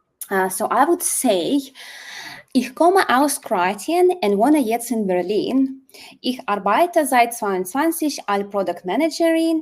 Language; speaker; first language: German; non-native, learner; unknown